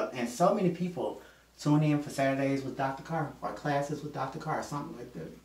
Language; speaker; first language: English; native; English